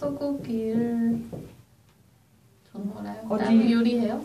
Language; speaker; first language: Korean; non-native, learner; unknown